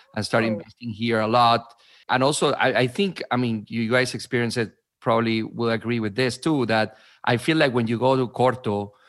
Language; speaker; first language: English; non-native, fluent; Spanish